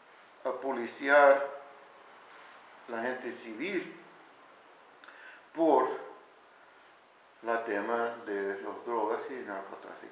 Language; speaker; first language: Spanish; non-native, learner; English